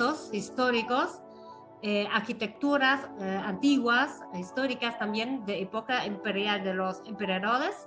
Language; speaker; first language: Spanish; non-native, fluent; Vietnamese